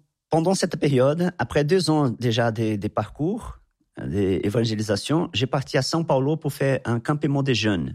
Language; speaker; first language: French; non-native, fluent; Portuguese